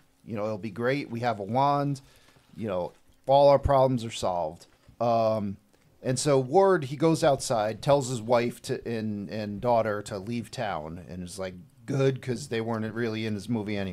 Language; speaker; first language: English; native; English